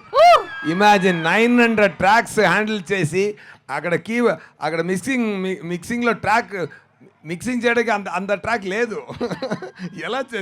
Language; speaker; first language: Telugu; non-native, fluent; Tamil